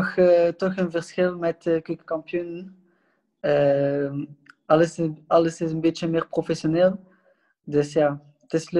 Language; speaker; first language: Dutch; non-native, local second language; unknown